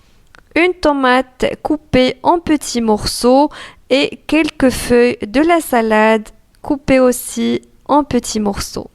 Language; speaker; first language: French; non-native, local second language; Arabic